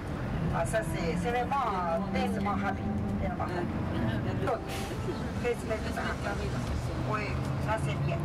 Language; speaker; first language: French; non-native, fluent; Chinese